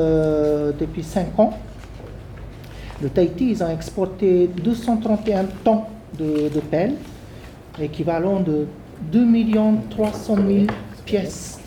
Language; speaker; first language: French; non-native, learner; Japanese